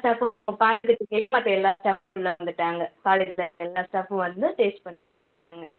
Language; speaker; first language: Tamil; native; Tamil